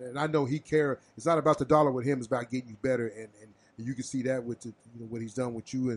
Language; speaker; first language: English; native; English